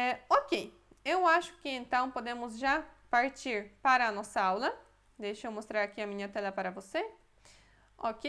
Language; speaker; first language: Portuguese; non-native, fluent; Polish